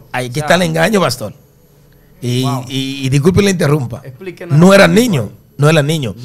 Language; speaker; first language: Spanish; early bilingual, other home language; Haitian Creole